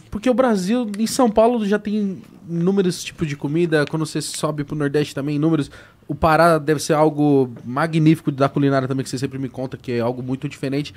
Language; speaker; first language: Portuguese; native; Portuguese